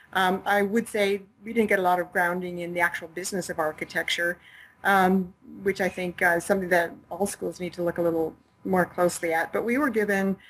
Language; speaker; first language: English; native; English